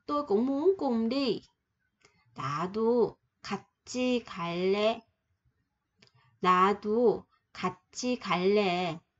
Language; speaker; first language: Korean; non-native, fluent; Vietnamese